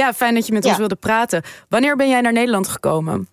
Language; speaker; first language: Dutch; native; Dutch